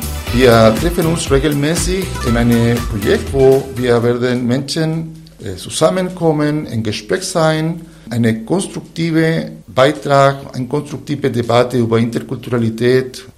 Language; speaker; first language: German; non-native, fluent; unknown